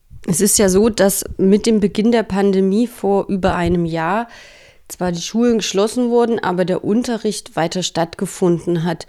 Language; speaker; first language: German; native; German